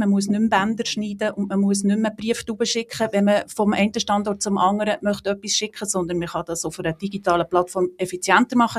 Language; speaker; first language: German; native; German